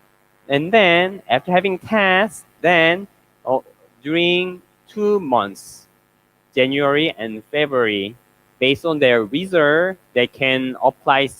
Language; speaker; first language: English; non-native, learner; Korean